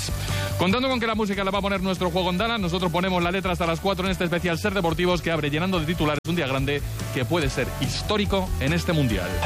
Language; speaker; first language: Spanish; native; Spanish